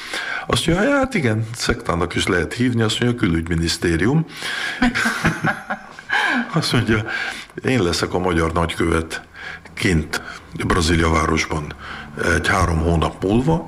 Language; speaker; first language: Hungarian; early bilingual, heritage; Hungarian